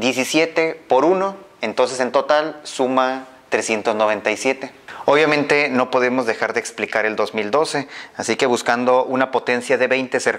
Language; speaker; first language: Spanish; native; Spanish